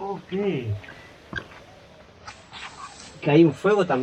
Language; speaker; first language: Spanish; non-native, learner; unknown